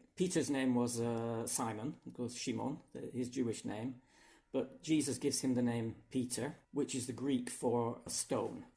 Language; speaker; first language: English; native; English